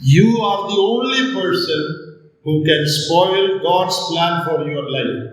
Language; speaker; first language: English; non-native, local second language; Malayalam